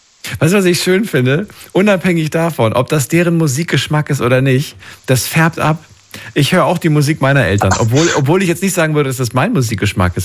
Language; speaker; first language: German; native; German